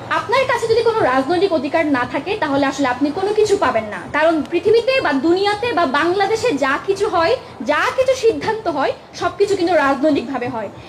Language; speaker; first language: Bangla; non-native, local second language; Chakma